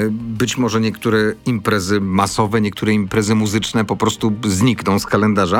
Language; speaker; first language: Polish; native; Polish